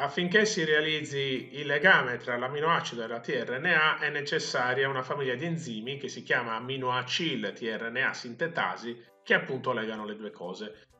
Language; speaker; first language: Italian; native; Italian